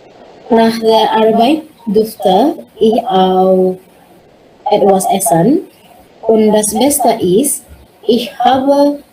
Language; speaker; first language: German; non-native, learner; Indonesian